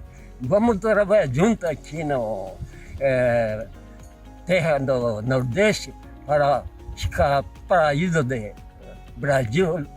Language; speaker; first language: Portuguese; non-native, learner; Japanese